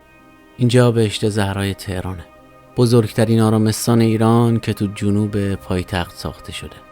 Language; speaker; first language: Persian; native; Persian